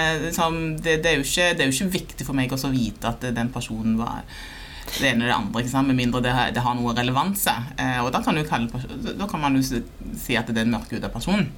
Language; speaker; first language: Norwegian; early bilingual, other home language; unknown